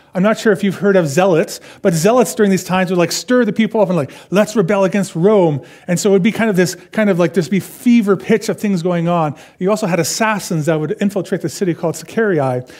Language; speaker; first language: English; native; English